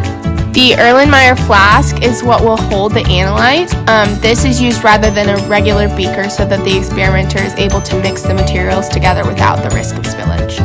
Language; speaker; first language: English; native; English